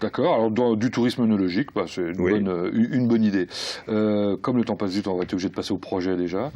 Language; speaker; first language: French; native; French